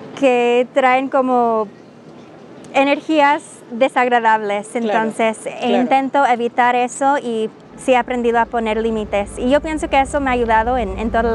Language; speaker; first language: Spanish; non-native, fluent; English